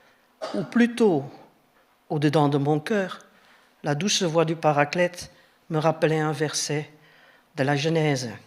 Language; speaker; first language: French; native; French